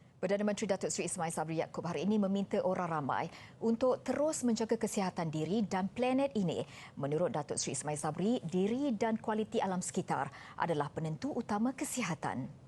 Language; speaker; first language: Malay; native; Malay